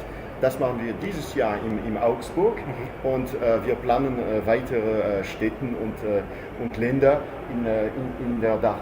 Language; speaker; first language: German; non-native, fluent; French